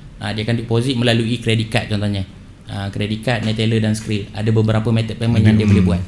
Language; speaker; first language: Malay; native; Malay